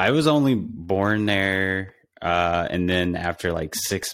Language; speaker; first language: English; native; English